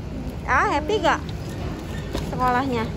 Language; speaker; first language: Indonesian; native; Indonesian